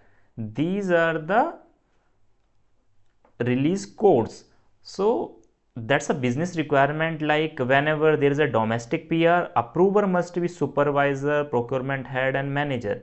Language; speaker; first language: English; non-native, local second language; Hindi